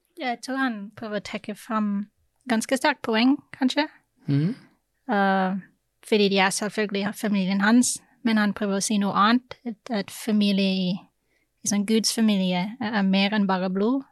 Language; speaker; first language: Norwegian; non-native, fluent; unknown